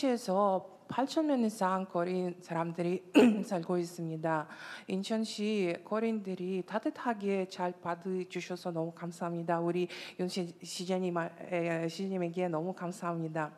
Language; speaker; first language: Korean; non-native, learner; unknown